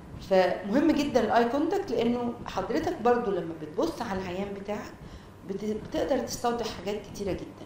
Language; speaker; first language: Arabic; native; Arabic